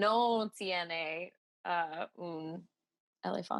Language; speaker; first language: Spanish; non-native, learner; English